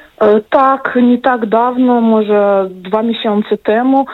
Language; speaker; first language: Polish; non-native, fluent; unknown